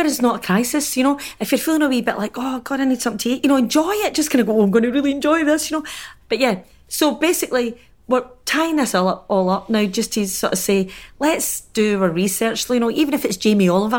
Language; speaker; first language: English; native; English